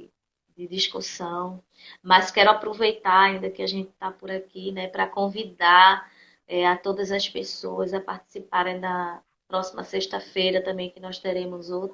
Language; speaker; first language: Portuguese; native; Portuguese